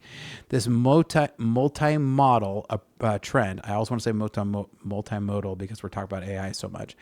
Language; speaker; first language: English; native; English